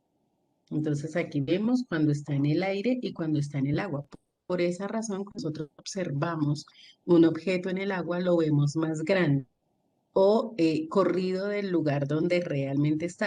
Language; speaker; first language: Spanish; native; Spanish